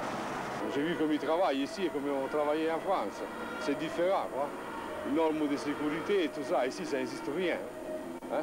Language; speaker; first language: French; non-native, fluent; Italian